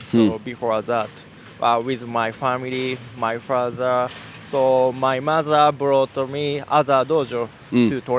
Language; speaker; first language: English; non-native, learner; Japanese